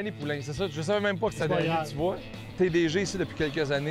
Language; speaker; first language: French; native; French